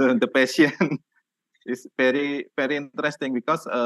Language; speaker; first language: English; non-native, learner; Indonesian